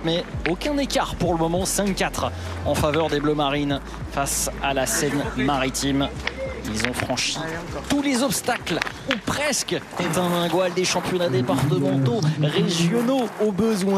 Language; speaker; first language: French; native; French